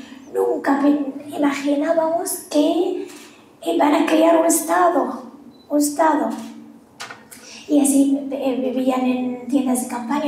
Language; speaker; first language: Spanish; non-native, fluent; Arabic